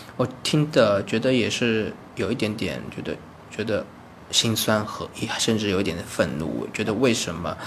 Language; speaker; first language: Chinese; native; Chinese